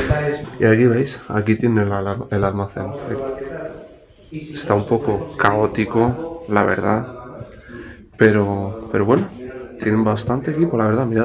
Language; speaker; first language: Spanish; native; Spanish